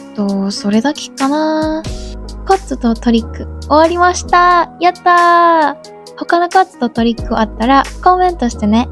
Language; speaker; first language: Japanese; non-native, learner; Indonesian